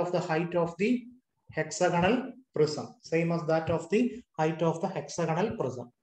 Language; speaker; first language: English; non-native, local second language; Malayalam